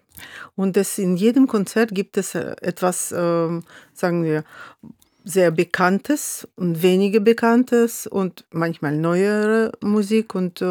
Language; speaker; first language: German; non-native, fluent; Russian